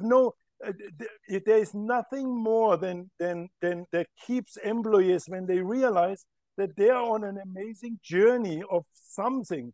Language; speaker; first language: English; non-native, fluent; German